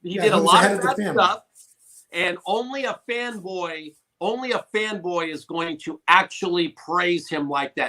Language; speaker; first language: English; native; English